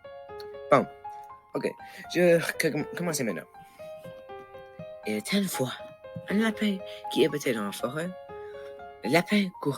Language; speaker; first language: French; non-native, local second language; English